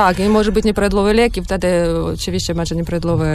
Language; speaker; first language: Polish; non-native, learner; Ukrainian